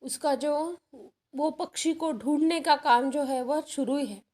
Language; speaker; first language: Hindi; non-native, local second language; Marathi